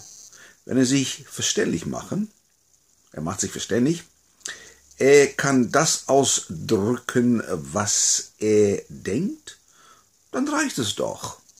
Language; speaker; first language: German; non-native, fluent; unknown